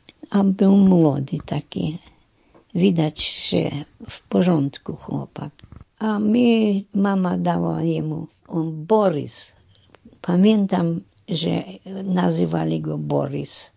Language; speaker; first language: Polish; non-native, local second language; German